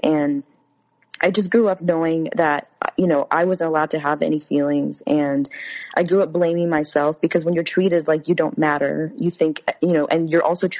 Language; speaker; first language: English; native; English